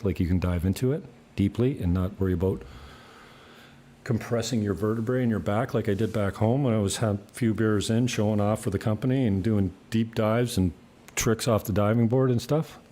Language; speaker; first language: English; native; English